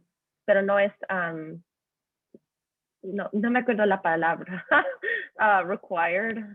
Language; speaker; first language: Spanish; early bilingual, heritage; Spanish